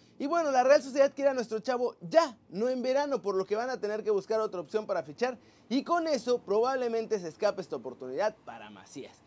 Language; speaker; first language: Spanish; native; Spanish